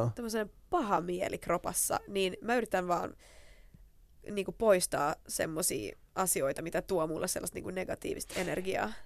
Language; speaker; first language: Finnish; non-native, local second language; Swedish